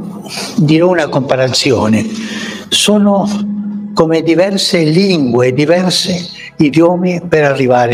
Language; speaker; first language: Italian; non-native, fluent; Spanish